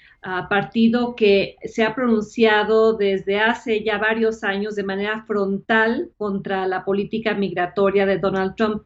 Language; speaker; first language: Spanish; native; Spanish